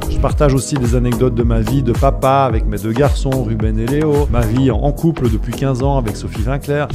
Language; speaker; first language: French; native; French